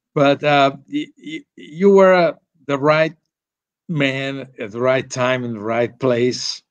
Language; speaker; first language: English; non-native, fluent; Italian